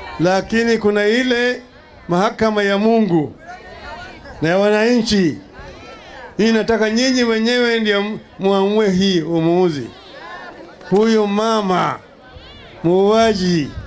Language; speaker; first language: Swahili; non-native, local second language; Luo (Kenya and Tanzania)